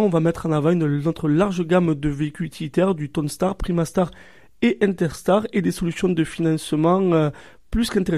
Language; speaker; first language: French; native; French